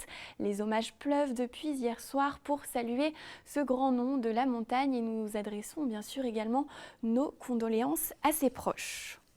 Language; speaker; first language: French; native; French